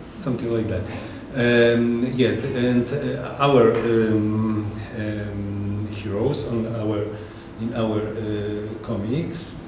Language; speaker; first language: English; non-native, learner; Polish